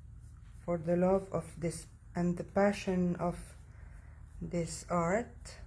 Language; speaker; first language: English; non-native, fluent; Arabic